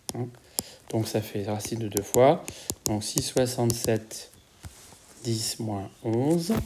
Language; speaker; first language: French; native; French